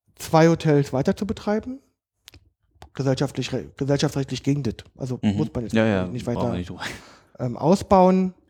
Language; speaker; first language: German; native; German